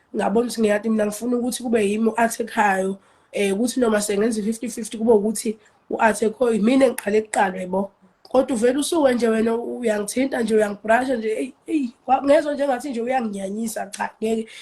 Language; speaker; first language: Zulu; native; Zulu